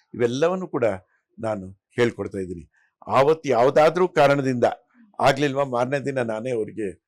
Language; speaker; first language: Kannada; non-native, local second language; Telugu